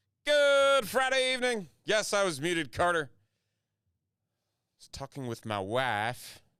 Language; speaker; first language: English; native; English